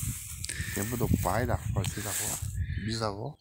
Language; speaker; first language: Portuguese; native; Portuguese